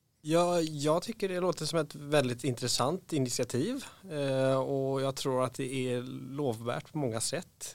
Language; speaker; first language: Swedish; native; Swedish